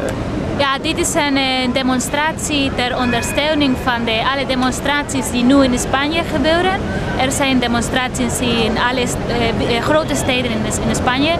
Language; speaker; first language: Dutch; non-native, fluent; Spanish